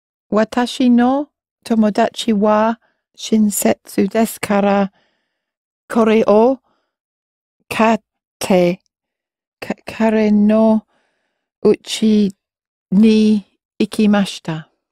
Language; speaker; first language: Japanese; non-native, learner; English